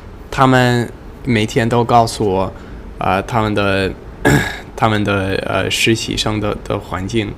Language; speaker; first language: Chinese; non-native, learner; English